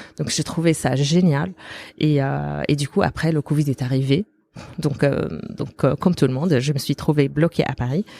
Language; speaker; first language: French; non-native, fluent; Arabic